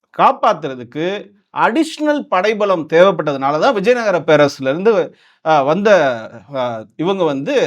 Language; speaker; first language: Tamil; non-native, local second language; Telugu